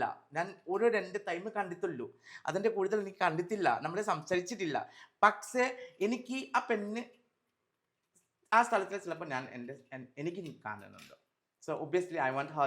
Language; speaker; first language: Malayalam; non-native, fluent; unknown